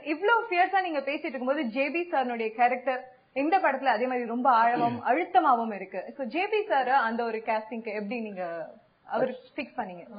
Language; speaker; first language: Tamil; native; Tamil